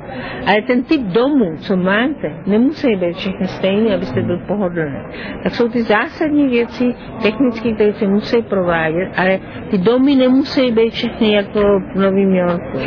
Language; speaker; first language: Czech; non-native, fluent; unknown